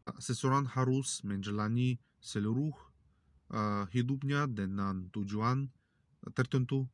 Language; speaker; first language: Indonesian; non-native, learner; Russian